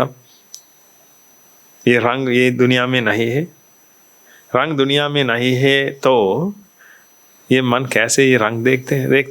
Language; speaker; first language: Hindi; non-native, fluent; Sinhala